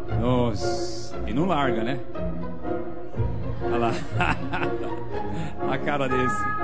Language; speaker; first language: Portuguese; native; Portuguese